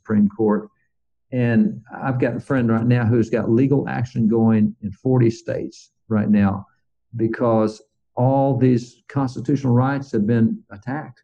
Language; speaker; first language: English; native; English